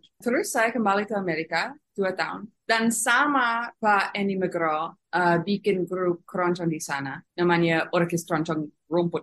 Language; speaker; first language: Indonesian; non-native, fluent; English